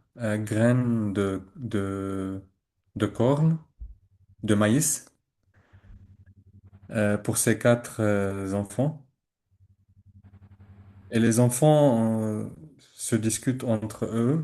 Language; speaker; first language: French; non-native, learner; Arabic